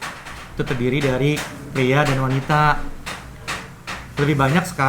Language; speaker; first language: Indonesian; native; Indonesian